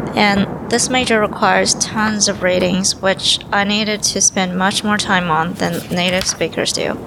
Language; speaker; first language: English; non-native, fluent; Chinese